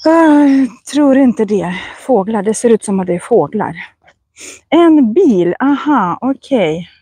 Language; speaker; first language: Swedish; non-native, fluent; Russian